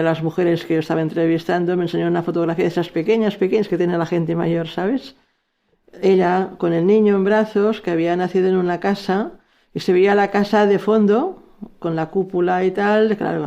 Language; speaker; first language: Spanish; native; Spanish